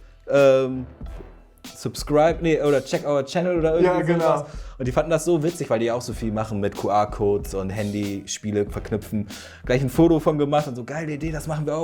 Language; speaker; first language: German; native; German